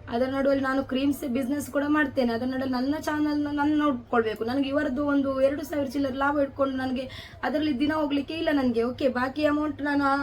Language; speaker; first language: Kannada; non-native, local second language; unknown